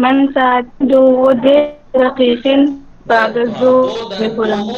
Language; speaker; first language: Persian; non-native, learner; Urdu